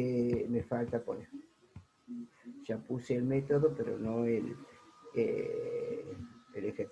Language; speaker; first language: Spanish; native; Spanish